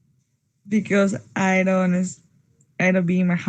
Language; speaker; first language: English; non-native, learner; Spanish